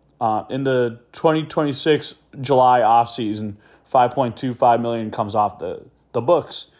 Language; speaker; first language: English; native; English